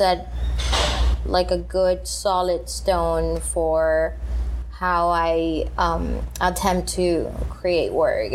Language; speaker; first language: English; non-native, fluent; Spanish